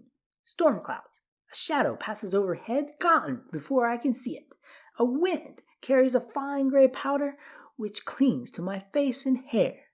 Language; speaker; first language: English; native; English